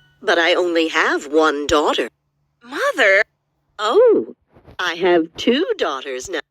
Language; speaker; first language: English; non-native, learner; Turkish